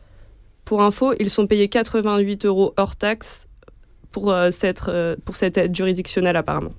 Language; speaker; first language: French; native; French